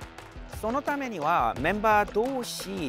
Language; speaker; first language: Japanese; non-native, learner; Korean